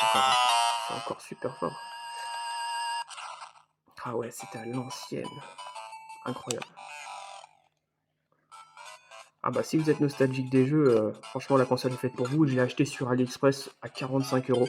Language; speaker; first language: French; native; French